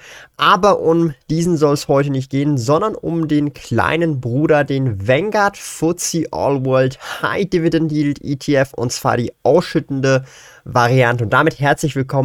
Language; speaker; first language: German; native; German